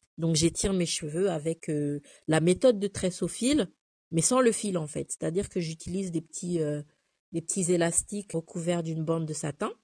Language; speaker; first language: French; early bilingual, other home language; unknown